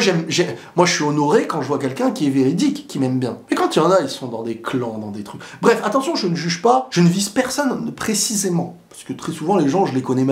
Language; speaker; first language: French; native; French